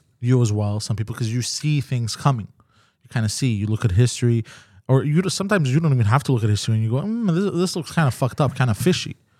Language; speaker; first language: English; native; English